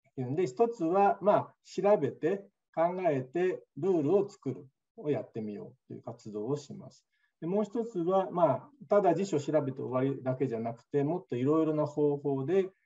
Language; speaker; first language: Japanese; native; Japanese